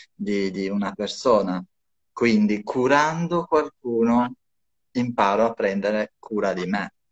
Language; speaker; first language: Italian; non-native, fluent; Albanian